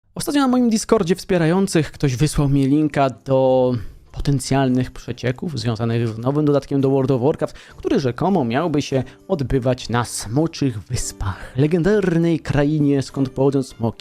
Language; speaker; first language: Polish; native; Polish